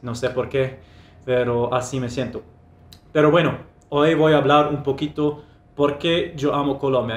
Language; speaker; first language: Spanish; non-native, fluent; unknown